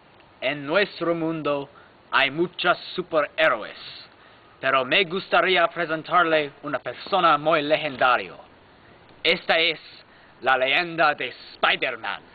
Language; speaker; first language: Spanish; non-native, learner; English